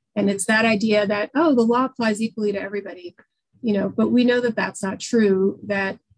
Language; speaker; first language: English; native; English